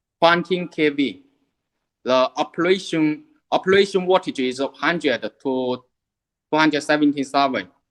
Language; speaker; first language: English; non-native, learner; Chinese